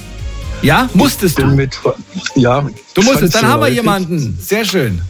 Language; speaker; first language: German; native; German